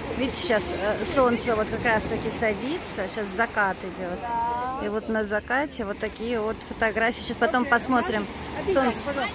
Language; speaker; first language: Russian; native; Russian